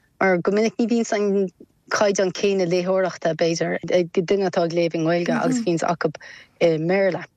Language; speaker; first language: Irish; non-native, local second language; English